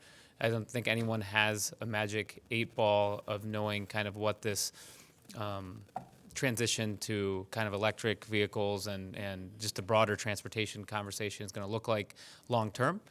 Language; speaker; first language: English; early bilingual, other home language; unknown